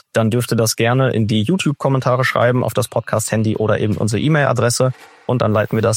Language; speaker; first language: German; native; German